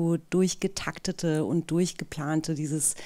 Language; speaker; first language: German; native; German